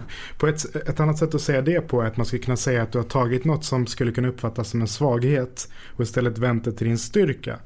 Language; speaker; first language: Swedish; native; Swedish